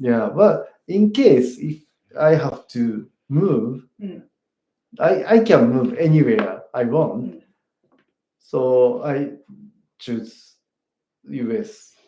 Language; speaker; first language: English; non-native, learner; Japanese